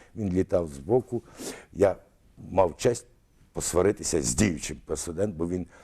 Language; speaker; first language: Ukrainian; early bilingual, other home language; Russian